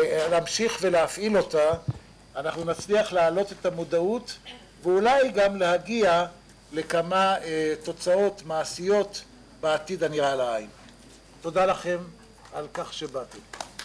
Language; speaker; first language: Hebrew; native; Hebrew